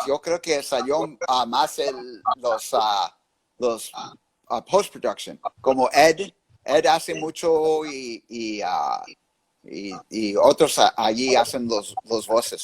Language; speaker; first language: Spanish; early bilingual, heritage; English